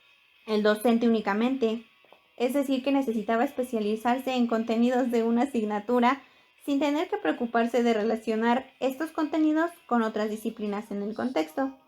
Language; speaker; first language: Spanish; native; Spanish